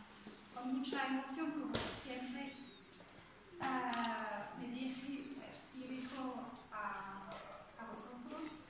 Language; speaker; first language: Spanish; non-native, fluent; French